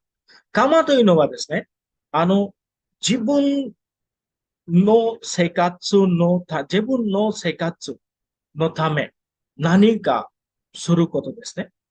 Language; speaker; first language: Japanese; non-native, fluent; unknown